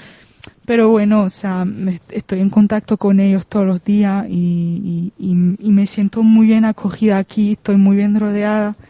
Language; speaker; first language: Spanish; non-native, fluent; French